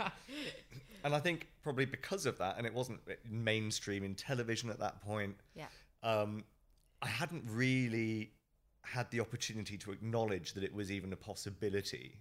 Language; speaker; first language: English; native; English